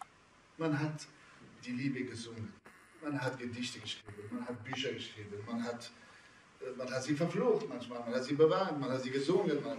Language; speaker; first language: German; non-native, fluent; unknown